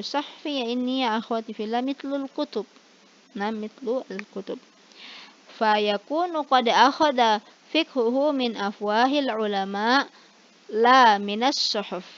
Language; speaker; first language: Arabic; non-native, fluent; Indonesian